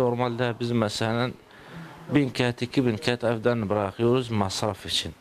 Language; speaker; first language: Turkish; non-native, learner; Arabic